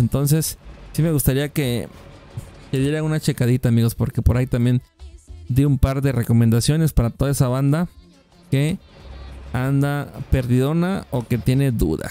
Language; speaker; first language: Spanish; native; Spanish